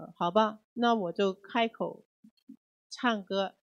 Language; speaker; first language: Chinese; non-native, fluent; Cantonese